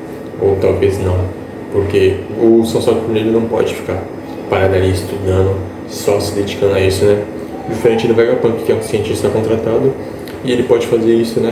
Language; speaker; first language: Portuguese; native; Portuguese